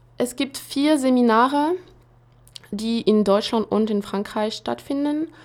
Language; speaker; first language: German; non-native, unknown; French